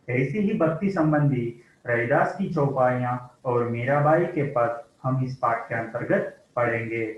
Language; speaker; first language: Hindi; non-native, local second language; Telugu